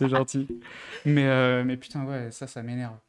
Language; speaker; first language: French; native; French